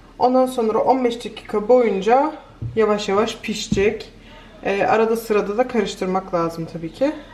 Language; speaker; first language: Turkish; early bilingual, heritage; Turkish